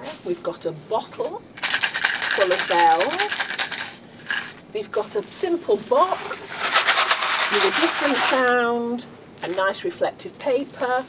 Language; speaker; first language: English; native; English